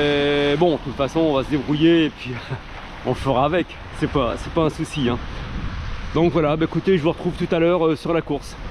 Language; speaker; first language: French; native; French